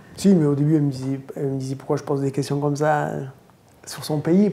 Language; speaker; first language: French; native; French